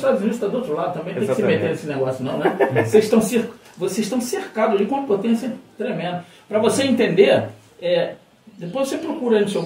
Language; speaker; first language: Portuguese; native; Portuguese